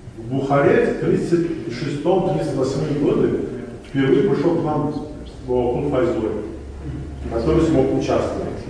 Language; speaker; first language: Russian; non-native, local second language; Tajik